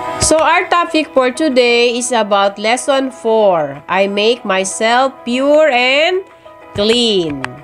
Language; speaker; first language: English; non-native, local second language; Tausug